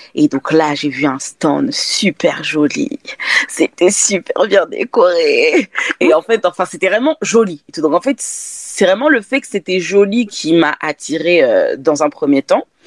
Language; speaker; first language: French; native; French